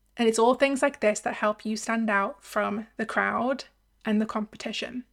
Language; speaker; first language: English; native; English